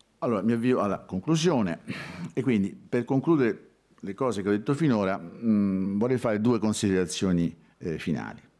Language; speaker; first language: Italian; native; Italian